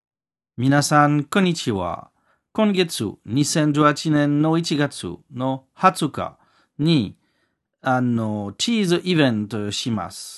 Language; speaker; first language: Japanese; non-native, learner; French